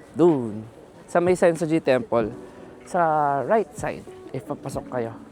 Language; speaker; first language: Filipino; non-native, local second language; Pampanga